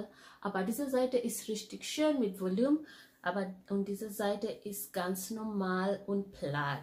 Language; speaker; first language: German; non-native, fluent; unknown